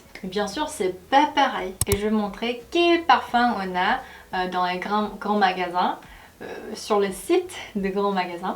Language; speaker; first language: French; non-native, fluent; Korean